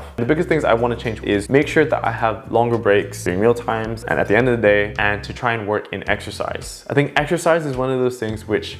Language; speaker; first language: English; native; English